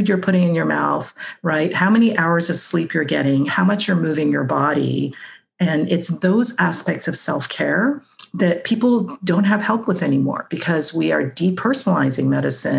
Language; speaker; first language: English; non-native, local second language; Cantonese